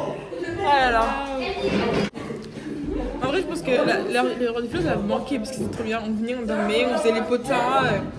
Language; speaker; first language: French; native; French